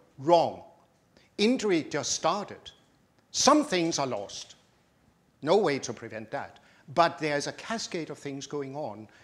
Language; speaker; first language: English; non-native, fluent; Danish